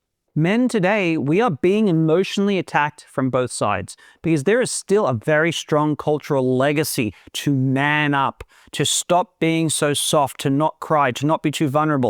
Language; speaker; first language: English; native; English